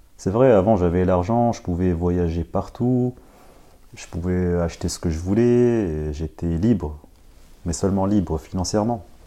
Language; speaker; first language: French; early bilingual, other home language; Khmer